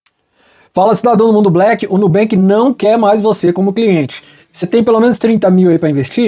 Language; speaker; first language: Portuguese; native; Portuguese